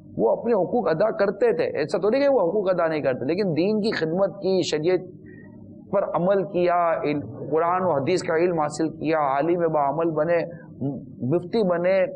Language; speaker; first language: Urdu; native; Urdu